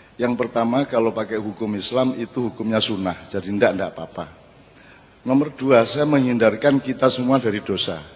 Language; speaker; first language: Indonesian; non-native, local second language; Javanese